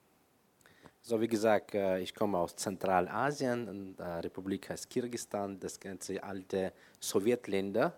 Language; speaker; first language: German; non-native, fluent; Kyrgyz